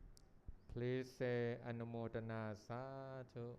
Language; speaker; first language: English; non-native, learner; Thai